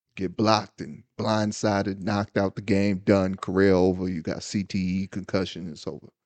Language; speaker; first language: English; native; English